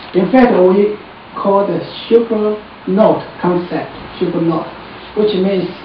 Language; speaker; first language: English; non-native, fluent; Chinese